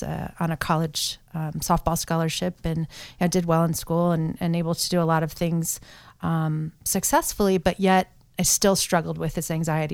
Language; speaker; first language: English; native; English